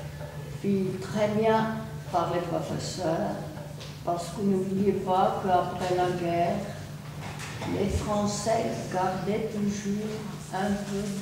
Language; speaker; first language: French; non-native, fluent; Czech